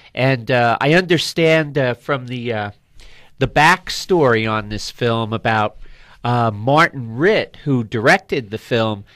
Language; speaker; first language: English; native; English